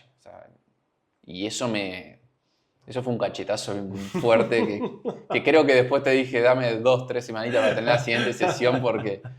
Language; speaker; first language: Spanish; native; Spanish